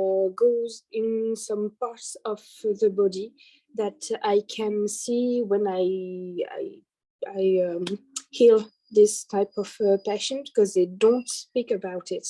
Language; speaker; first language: English; non-native, learner; French